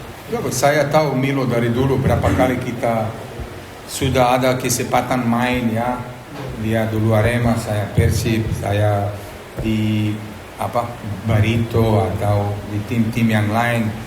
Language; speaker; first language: Indonesian; non-native, fluent; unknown